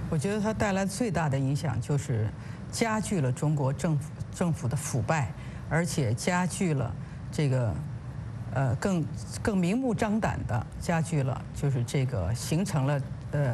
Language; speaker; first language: Chinese; native; Chinese